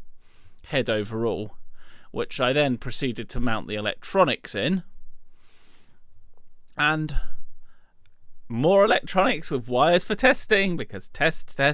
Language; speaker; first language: English; native; English